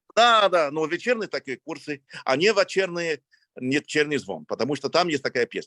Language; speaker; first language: Russian; non-native, fluent; English